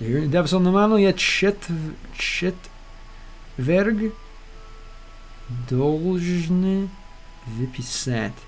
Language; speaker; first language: Russian; non-native, learner; English